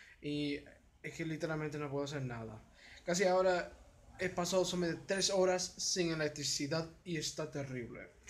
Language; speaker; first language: Spanish; native; Spanish